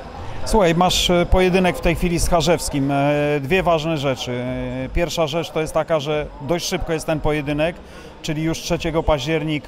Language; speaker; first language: Polish; native; Polish